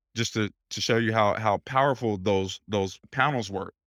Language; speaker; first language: English; native; English